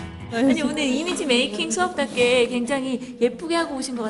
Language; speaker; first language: Korean; native; Korean